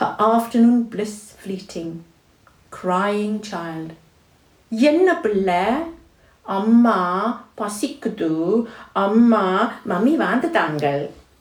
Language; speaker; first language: English; non-native, local second language; Tamil